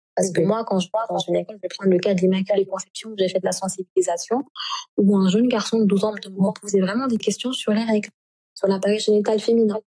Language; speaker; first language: French; non-native, local second language; Wolof